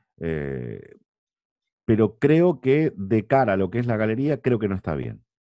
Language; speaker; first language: Spanish; native; Spanish